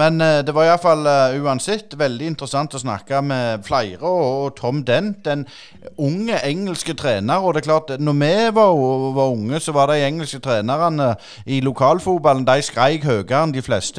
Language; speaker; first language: Norwegian; native; Norwegian